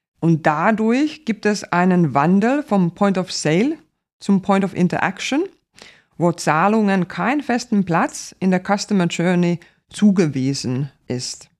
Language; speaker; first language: German; non-native, fluent; Finnish